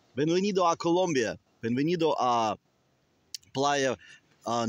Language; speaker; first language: Spanish; non-native, learner; Russian